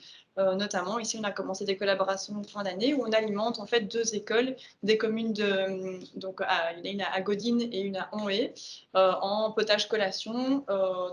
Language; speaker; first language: French; native; French